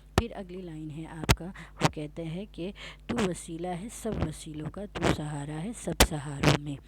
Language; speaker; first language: Urdu; native; Urdu